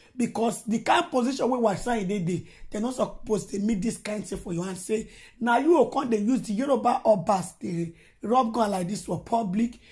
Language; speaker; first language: Nigerian Pidgin; non-native, local second language; Yoruba